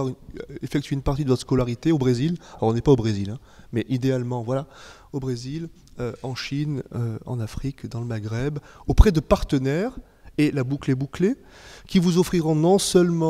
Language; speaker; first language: French; native; French